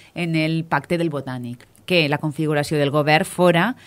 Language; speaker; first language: Catalan; native; Catalan